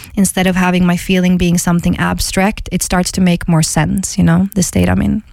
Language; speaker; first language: English; non-native, fluent; Swedish